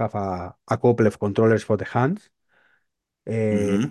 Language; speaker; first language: English; non-native, learner; Spanish